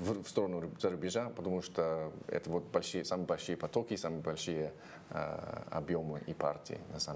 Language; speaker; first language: Russian; non-native, fluent; English